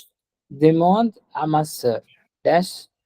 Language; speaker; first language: French; non-native, fluent; Hindi